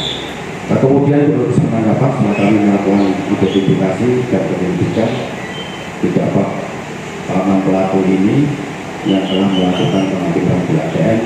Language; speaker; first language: Indonesian; native; Indonesian